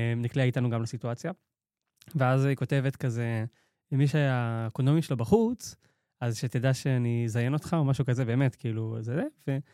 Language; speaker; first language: Hebrew; native; Hebrew